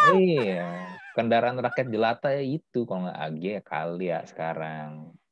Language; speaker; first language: Indonesian; native; Indonesian